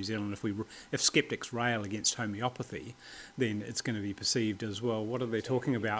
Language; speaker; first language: English; native; English